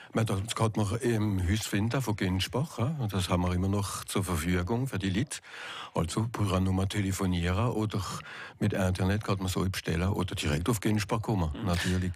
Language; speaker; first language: German; non-native, local second language; French